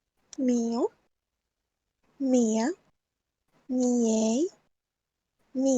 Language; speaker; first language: Italian; non-native, learner; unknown